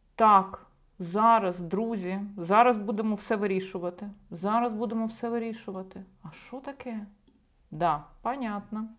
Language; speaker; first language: Ukrainian; native; Ukrainian